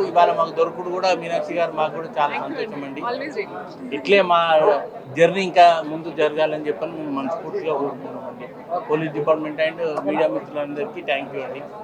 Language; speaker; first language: Telugu; native; Telugu